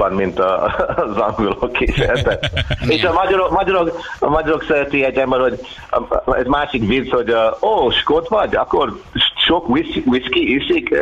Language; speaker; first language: Hungarian; non-native, learner; English